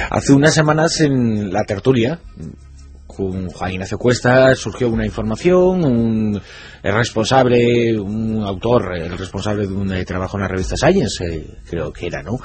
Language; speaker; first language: Spanish; native; Spanish